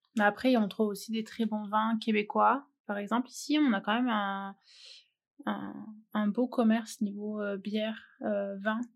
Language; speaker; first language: French; native; French